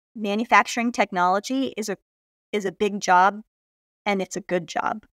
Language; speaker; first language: English; native; English